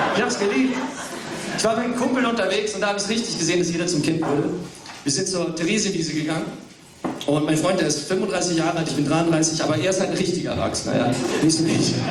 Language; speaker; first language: German; early bilingual, other home language; English